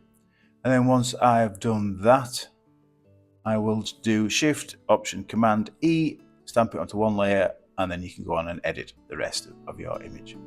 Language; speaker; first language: English; native; English